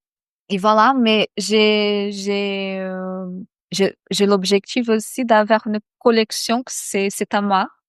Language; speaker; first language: French; non-native, fluent; Portuguese